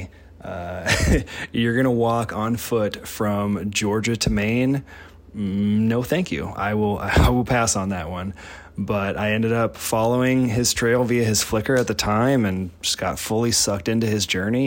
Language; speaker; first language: English; native; English